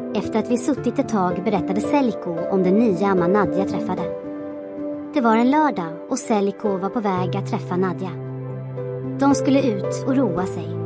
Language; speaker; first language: Swedish; non-native, fluent; Croatian